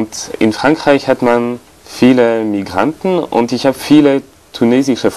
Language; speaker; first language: German; non-native, fluent; French